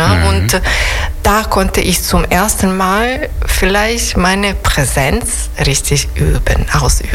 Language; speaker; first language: German; non-native, fluent; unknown